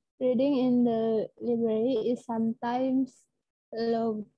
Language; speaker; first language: English; non-native, learner; Indonesian